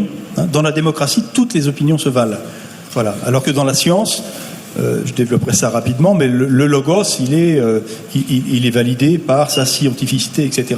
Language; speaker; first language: French; native; French